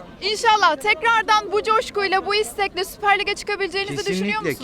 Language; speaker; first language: Turkish; native; Turkish